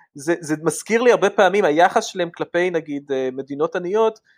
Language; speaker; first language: Hebrew; early bilingual, other home language; English